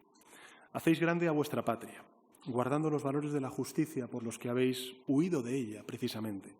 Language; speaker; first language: Spanish; native; Spanish